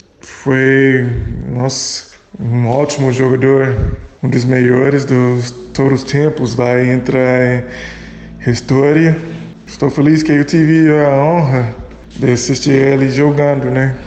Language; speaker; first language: Portuguese; non-native, fluent; English